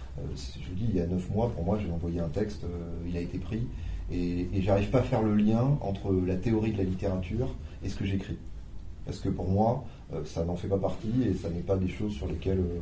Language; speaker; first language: French; native; French